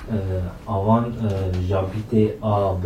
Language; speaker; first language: French; non-native, learner; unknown